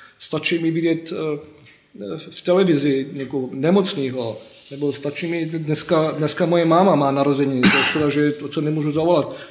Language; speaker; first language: Czech; non-native, fluent; Bosnian